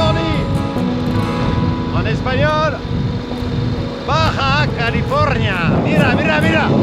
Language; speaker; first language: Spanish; non-native, learner; French